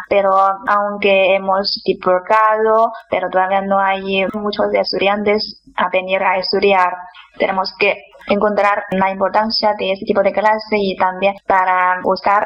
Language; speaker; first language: Spanish; non-native, fluent; Chinese